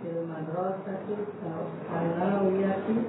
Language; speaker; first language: Arabic; non-native, learner; Indonesian